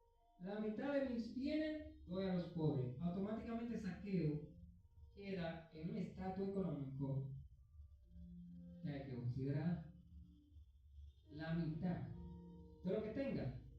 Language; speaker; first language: Spanish; native; Spanish